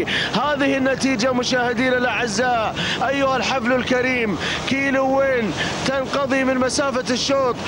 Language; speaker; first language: Arabic; native; Arabic